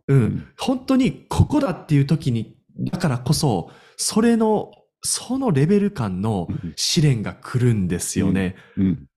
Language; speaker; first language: Japanese; native; Japanese